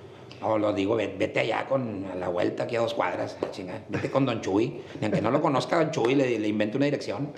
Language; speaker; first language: Spanish; native; Spanish